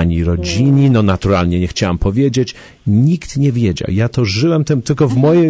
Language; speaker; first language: Polish; early bilingual, heritage; Polish